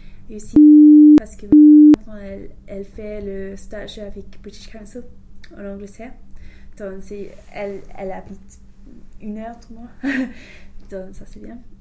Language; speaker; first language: French; non-native, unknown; English